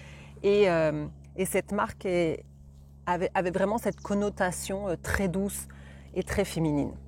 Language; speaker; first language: French; native; French